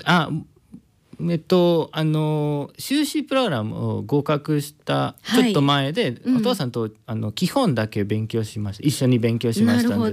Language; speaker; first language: Japanese; non-native, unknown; Spanish